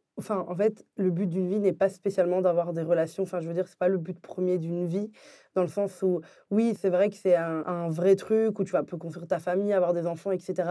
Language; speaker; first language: French; early bilingual, other home language; Arabic